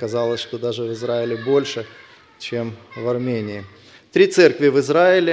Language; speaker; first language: Russian; native; Russian